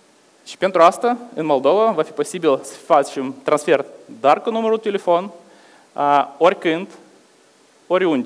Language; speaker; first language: Romanian; non-native, local second language; Russian